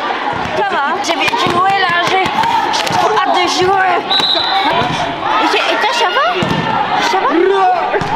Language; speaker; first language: French; early bilingual, other home language; Filipino